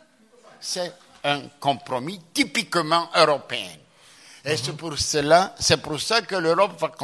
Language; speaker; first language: French; non-native, fluent; Greek